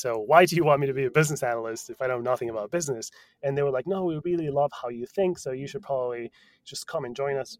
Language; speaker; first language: English; non-native, fluent; Spanish